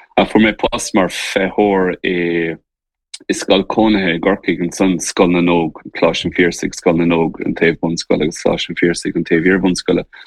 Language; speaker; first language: Irish; native; Irish